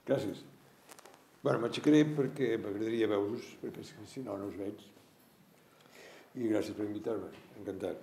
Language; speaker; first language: Catalan; native; Catalan